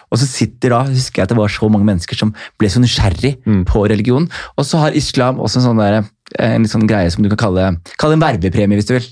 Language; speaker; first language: Norwegian; early bilingual, other home language; Somali